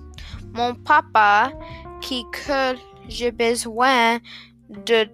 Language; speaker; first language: French; non-native, learner; English